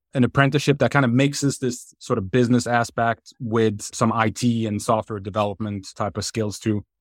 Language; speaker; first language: English; non-native, fluent; German